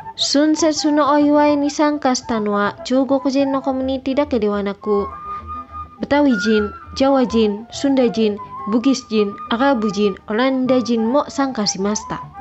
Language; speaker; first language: Japanese; non-native, fluent; Indonesian